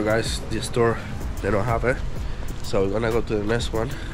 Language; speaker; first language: English; non-native, fluent; Spanish